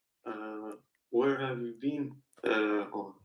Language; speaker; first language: English; non-native, learner; German